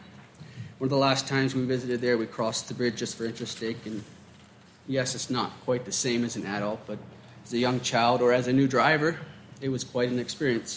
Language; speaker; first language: English; native; English